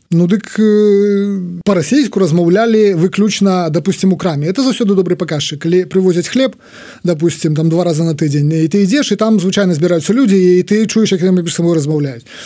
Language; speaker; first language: Belarusian; native; Belarusian